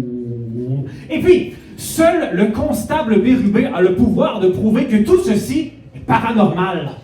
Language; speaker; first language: French; native; French